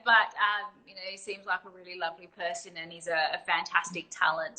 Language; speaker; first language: English; native; English